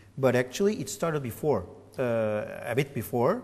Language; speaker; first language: English; non-native, fluent; Turkish